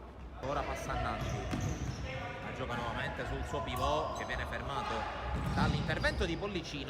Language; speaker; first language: Italian; native; Italian